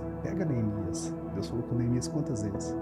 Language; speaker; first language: Portuguese; native; Portuguese